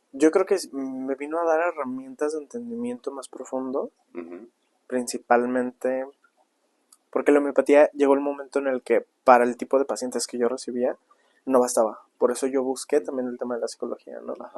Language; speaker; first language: Spanish; native; Spanish